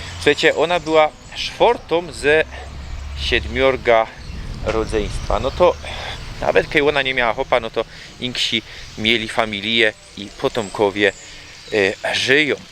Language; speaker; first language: Polish; native; Polish